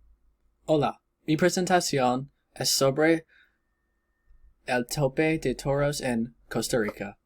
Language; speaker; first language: Spanish; non-native, learner; English